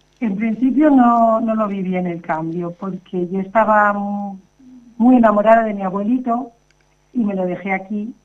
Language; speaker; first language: Spanish; non-native, local second language; Catalan